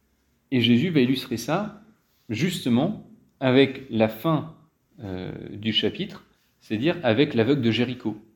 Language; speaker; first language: French; native; French